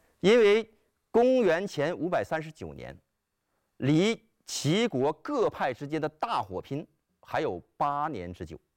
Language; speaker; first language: Chinese; native; Chinese